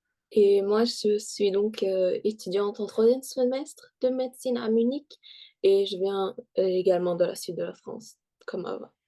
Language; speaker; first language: French; early bilingual, heritage; French